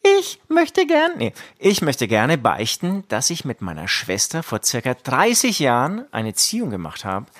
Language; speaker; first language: German; early bilingual, other home language; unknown